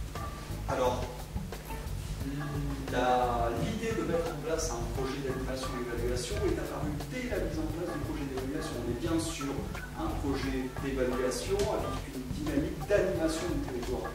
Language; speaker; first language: French; native; French